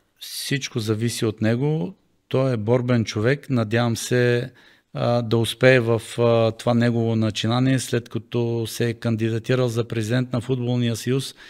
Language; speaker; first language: Bulgarian; native; Bulgarian